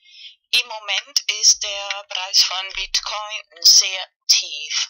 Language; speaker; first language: German; non-native, learner; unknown